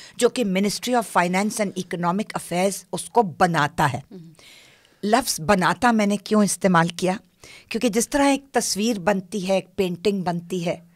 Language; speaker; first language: Urdu; non-native, local second language; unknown